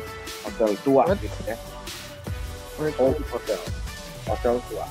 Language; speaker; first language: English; non-native, fluent; Indonesian